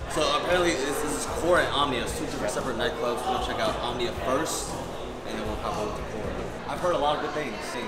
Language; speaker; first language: English; early bilingual, other home language; Chinese